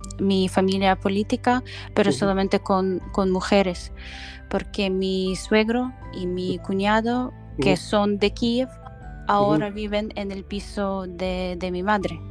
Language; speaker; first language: Spanish; non-native, fluent; Ukrainian